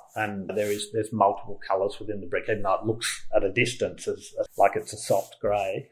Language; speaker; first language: English; native; English